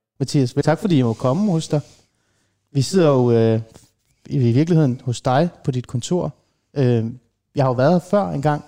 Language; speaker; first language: Danish; early bilingual, other home language; Persian